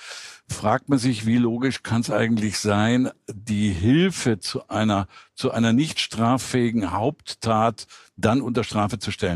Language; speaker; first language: German; native; German